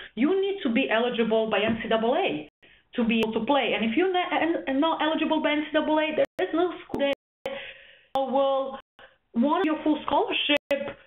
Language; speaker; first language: English; non-native, fluent; Serbian